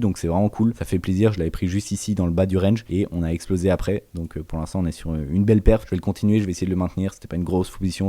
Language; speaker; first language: French; native; French